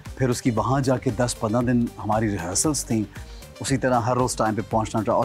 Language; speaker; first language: Urdu; native; Urdu